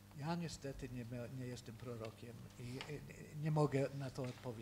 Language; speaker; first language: Polish; early bilingual, heritage; Polish